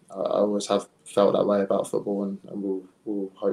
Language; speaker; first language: English; native; English